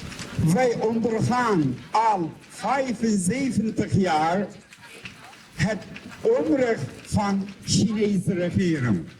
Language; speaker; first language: Dutch; non-native, fluent; Uyghur